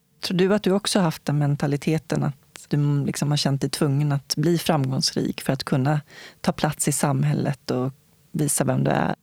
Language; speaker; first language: Swedish; native; Swedish